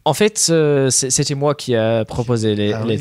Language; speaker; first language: French; non-native, fluent; English